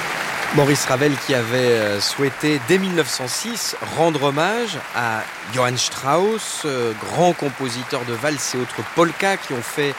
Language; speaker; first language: French; native; French